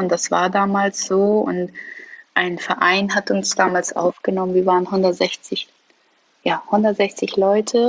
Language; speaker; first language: German; early bilingual, other home language; Persian